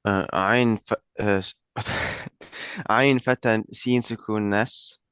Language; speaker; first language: Arabic; non-native, learner; Estonian